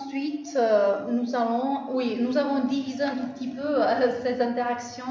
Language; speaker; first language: French; non-native, fluent; Czech